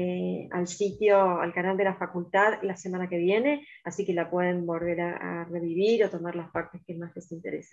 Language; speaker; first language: Spanish; native; Spanish